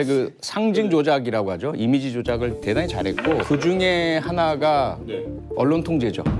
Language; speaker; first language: Korean; native; Korean